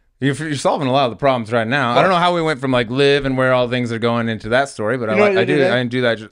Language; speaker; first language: English; native; English